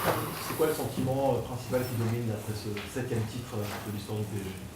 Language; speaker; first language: French; native; French